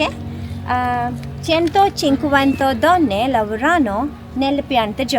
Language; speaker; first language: Italian; non-native, learner; Sinhala